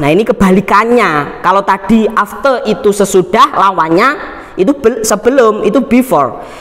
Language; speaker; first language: Indonesian; non-native, local second language; Javanese